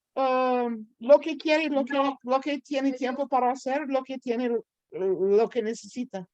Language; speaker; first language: Spanish; non-native, learner; English